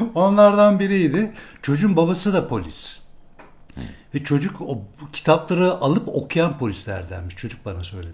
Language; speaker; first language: Turkish; native; Turkish